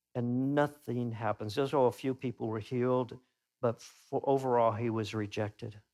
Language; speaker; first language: English; native; English